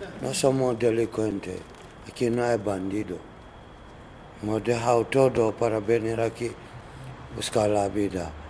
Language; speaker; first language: Spanish; non-native, learner; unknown